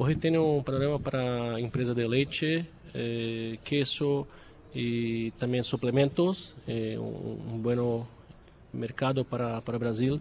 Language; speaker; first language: Spanish; non-native, learner; Portuguese